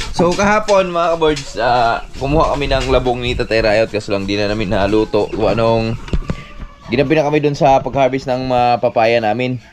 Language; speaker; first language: Filipino; non-native, local second language; Cebuano